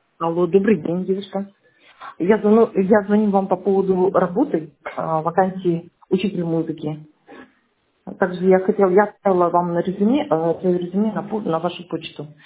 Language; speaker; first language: Russian; native; Russian